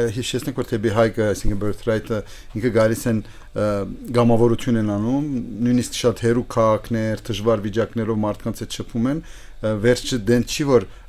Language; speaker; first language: Armenian; early bilingual, heritage; Armenian